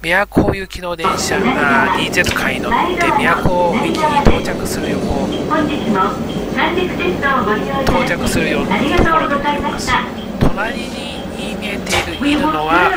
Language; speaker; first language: Japanese; native; Japanese